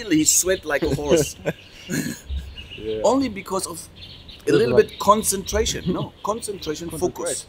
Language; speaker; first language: English; non-native, fluent; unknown